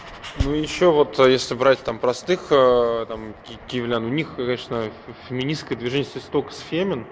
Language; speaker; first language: Russian; native; Russian